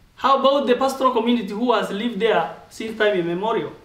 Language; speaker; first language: English; non-native, local second language; Oromo